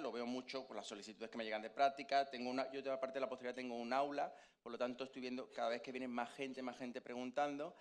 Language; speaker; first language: Spanish; native; Spanish